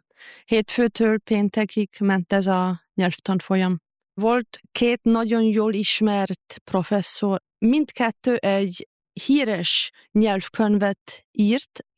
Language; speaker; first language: Hungarian; non-native, fluent; German